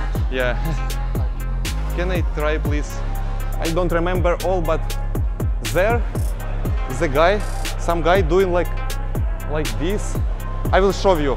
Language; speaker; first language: English; non-native, learner; Russian